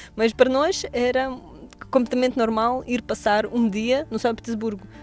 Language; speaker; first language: Portuguese; non-native, fluent; Russian